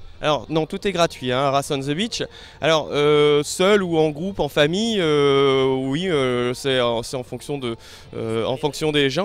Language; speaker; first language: French; native; French